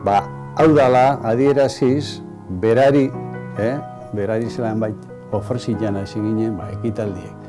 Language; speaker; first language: Basque; native; Basque